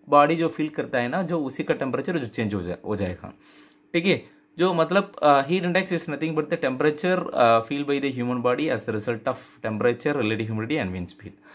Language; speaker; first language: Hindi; non-native, local second language; Tamil